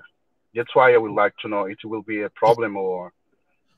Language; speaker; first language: English; non-native, learner; Portuguese